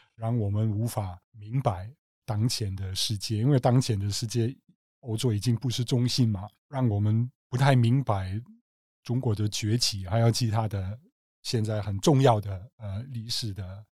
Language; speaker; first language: Chinese; non-native, fluent; German